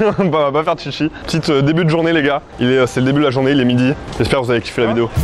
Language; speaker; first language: French; early bilingual, other home language; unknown